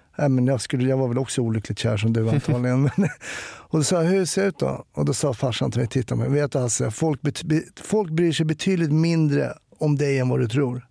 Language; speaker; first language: Swedish; native; Swedish